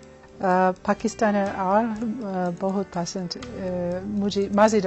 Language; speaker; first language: Hindi; non-native, learner; English